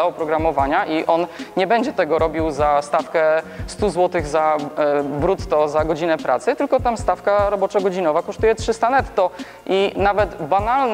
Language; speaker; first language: Polish; native; Polish